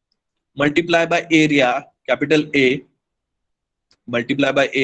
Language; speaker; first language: English; non-native, local second language; Hindi